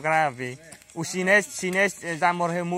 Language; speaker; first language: Portuguese; non-native, learner; Vietnamese